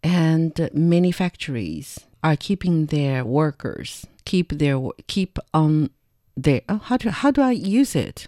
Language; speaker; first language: English; non-native, fluent; Chinese